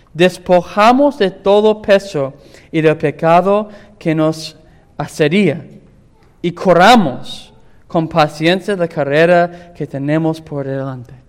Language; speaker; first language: Spanish; non-native, fluent; English